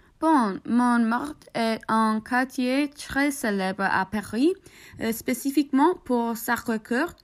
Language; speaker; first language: French; non-native, learner; English